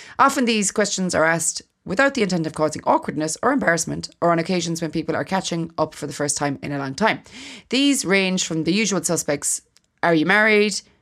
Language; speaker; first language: English; native; English